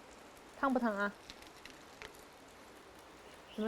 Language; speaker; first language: Chinese; native; Chinese